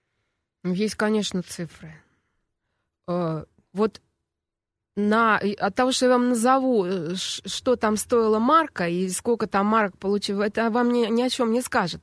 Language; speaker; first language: Russian; native; Russian